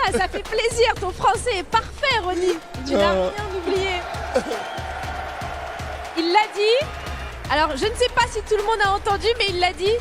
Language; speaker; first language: French; native; French